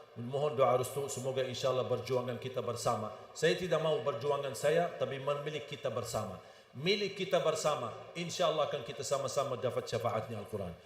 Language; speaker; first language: Malay; non-native, fluent; Arabic